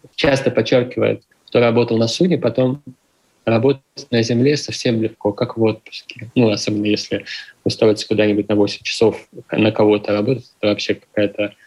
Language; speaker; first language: Russian; native; Russian